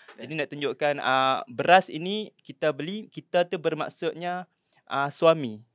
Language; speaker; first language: Malay; native; Malay